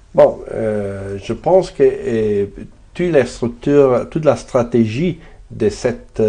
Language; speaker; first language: French; non-native, fluent; Italian